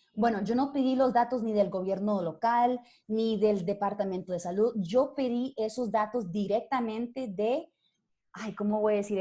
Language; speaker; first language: Spanish; early bilingual, other home language; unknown